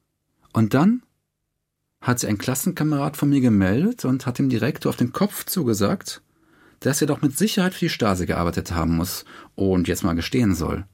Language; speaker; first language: German; native; German